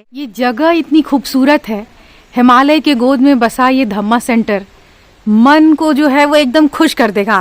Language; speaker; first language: Hindi; native; Hindi